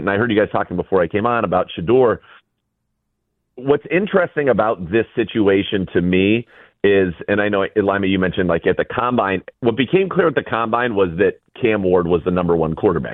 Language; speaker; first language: English; native; English